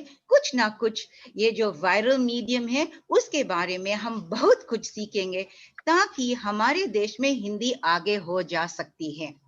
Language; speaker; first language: Hindi; early bilingual, heritage; Hindi